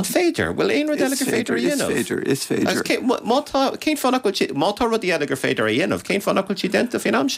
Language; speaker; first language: Irish; native; Irish